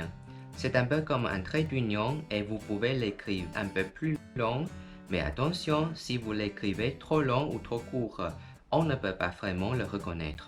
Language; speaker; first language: French; non-native, fluent; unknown